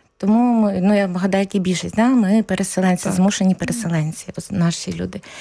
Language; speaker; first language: Ukrainian; native; Ukrainian